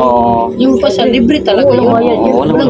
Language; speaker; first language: Filipino; non-native, local second language; Cebuano